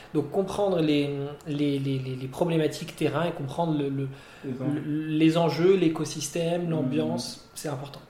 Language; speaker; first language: French; non-native, local second language; Arabic